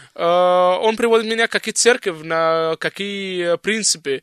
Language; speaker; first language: Russian; non-native, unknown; Arabic